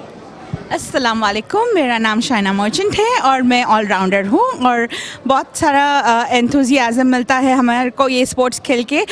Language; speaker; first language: Hindi; early bilingual, heritage; Hindi